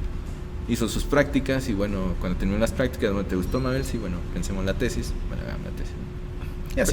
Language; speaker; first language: Spanish; native; Spanish